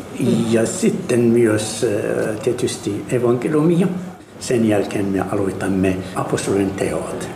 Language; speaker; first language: Finnish; non-native, fluent; Arabic